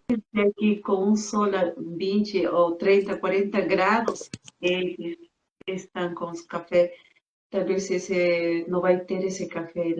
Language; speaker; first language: Portuguese; non-native, fluent; Spanish